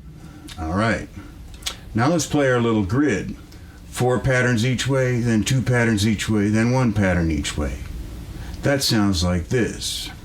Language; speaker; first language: English; native; English